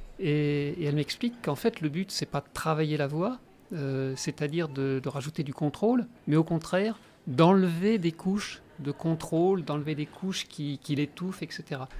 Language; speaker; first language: French; native; French